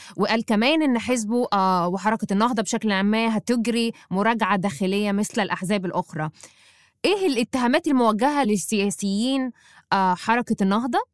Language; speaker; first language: Arabic; native; Arabic